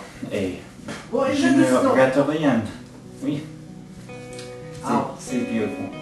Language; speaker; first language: French; non-native, learner; English